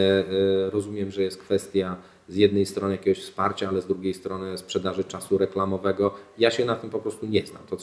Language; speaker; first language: Polish; native; Polish